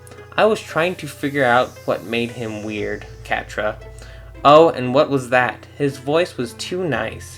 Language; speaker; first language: English; native; English